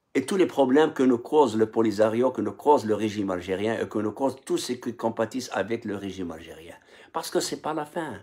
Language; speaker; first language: French; non-native, local second language; Arabic